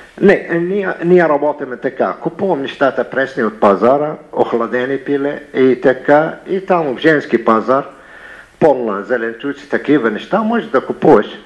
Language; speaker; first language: Bulgarian; non-native, learner; Arabic